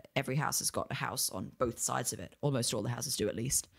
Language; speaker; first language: English; native; English